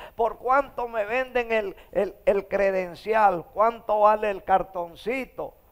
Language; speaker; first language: Spanish; native; Spanish